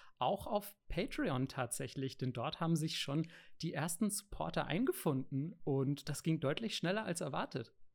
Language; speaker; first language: German; native; German